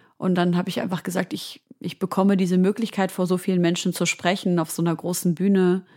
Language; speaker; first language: German; early bilingual, other home language; Arabic